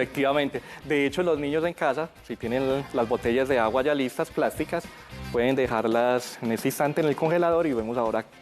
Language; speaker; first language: Spanish; native; Spanish